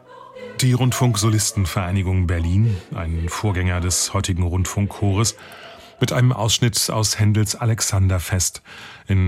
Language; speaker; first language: German; native; German